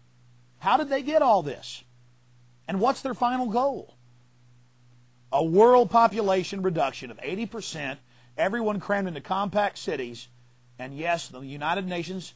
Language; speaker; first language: English; native; English